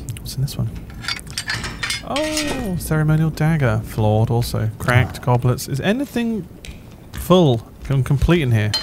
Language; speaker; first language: English; native; English